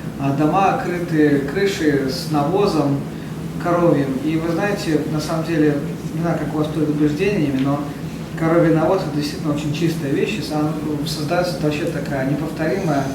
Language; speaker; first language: Russian; native; Russian